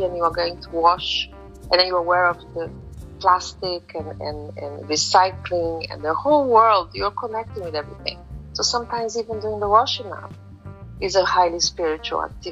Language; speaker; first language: English; non-native, fluent; Portuguese